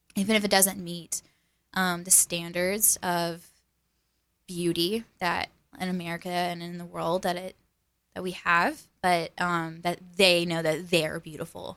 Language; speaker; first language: English; native; English